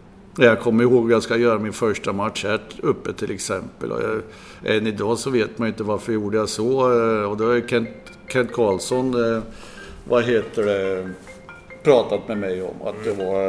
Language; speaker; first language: Swedish; native; Swedish